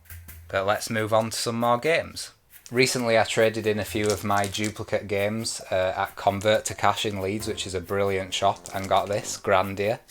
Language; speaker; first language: English; native; English